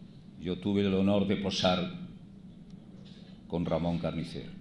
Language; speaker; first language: Spanish; native; Spanish